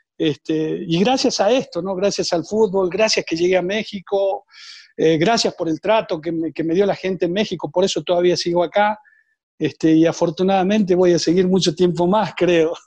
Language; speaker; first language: Spanish; native; Spanish